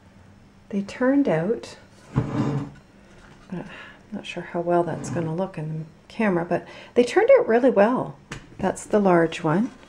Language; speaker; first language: English; native; English